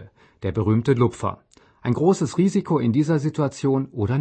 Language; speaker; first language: German; native; German